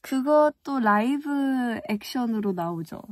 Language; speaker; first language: Korean; early bilingual, heritage; English